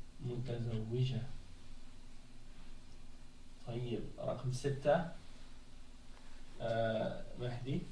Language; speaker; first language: Arabic; non-native, fluent; French